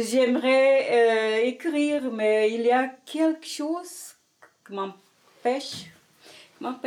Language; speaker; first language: French; non-native, fluent; Portuguese